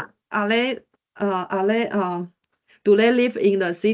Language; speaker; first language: English; non-native, learner; Chinese